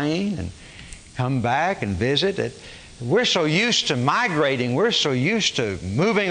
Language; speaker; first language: English; native; English